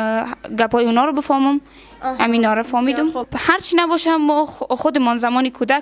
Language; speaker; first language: Persian; native; Persian